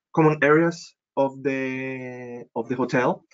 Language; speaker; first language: English; non-native, fluent; Spanish